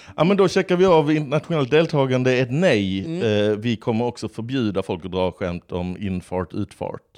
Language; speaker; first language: Swedish; native; Swedish